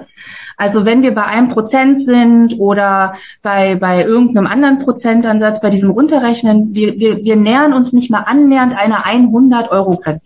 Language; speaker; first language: German; native; German